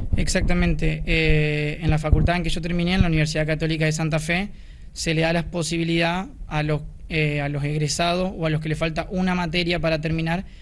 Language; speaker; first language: Spanish; native; Spanish